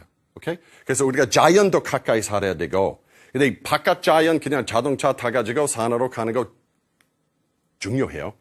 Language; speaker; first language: Korean; non-native, fluent; English